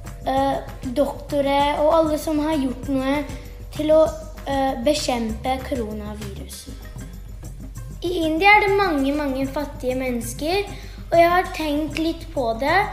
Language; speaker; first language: Norwegian; early bilingual, heritage; Norwegian